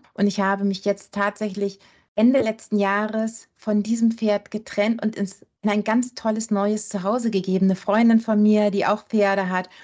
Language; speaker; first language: German; native; German